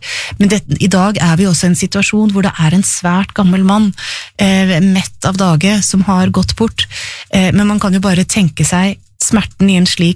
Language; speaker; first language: Norwegian; native; Norwegian